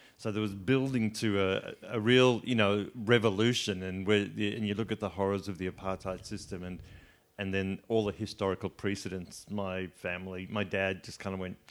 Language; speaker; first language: English; native; English